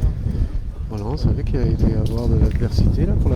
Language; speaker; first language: French; native; French